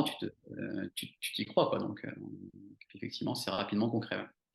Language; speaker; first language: French; native; French